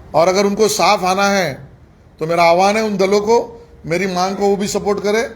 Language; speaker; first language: Hindi; non-native, local second language; Marathi